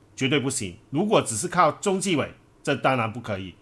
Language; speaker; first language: Chinese; non-native, local second language; Cantonese